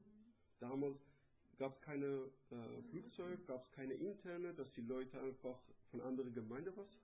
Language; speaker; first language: German; non-native, learner; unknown